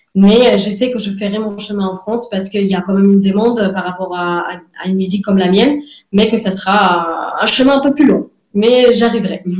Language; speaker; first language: French; non-native, fluent; English